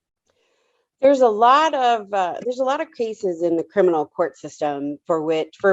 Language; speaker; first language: English; native; English